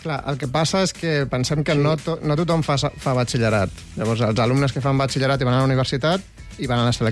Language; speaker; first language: Catalan; native; Catalan